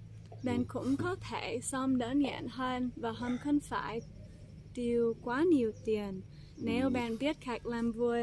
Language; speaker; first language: Vietnamese; non-native, fluent; English